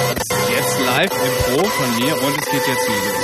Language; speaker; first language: German; native; German